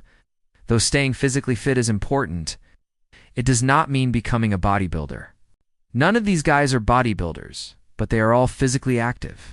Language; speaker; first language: English; native; English